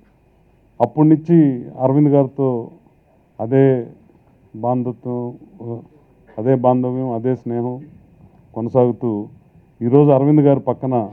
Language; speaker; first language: Telugu; native; Telugu